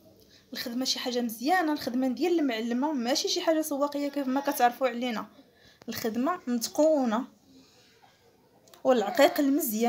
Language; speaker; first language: Arabic; native; Arabic